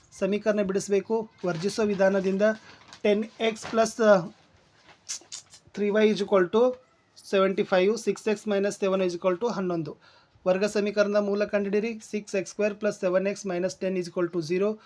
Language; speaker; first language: Kannada; native; Kannada